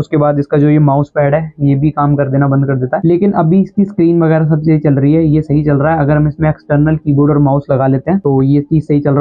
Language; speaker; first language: Hindi; native; Hindi